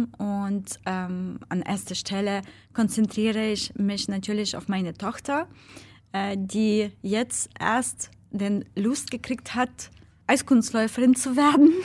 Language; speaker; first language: German; non-native, fluent; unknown